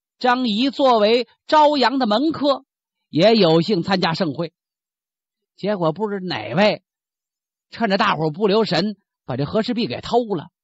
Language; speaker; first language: Chinese; native; Chinese